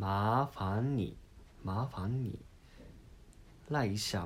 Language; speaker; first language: Chinese; non-native, learner; Japanese